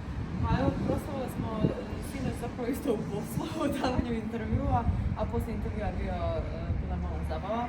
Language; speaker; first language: Croatian; native; Croatian